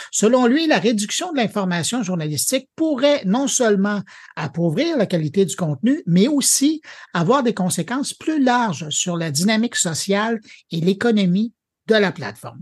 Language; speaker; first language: French; native; French